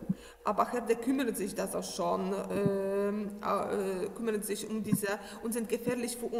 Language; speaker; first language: German; non-native, learner; Polish